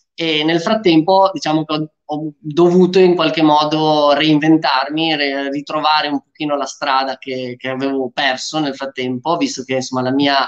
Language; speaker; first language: Italian; early bilingual, other home language; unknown